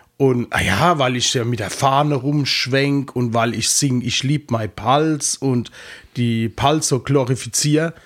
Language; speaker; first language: German; native; German